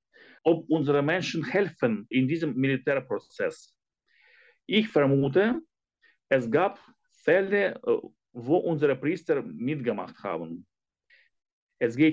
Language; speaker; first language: German; non-native, fluent; Ukrainian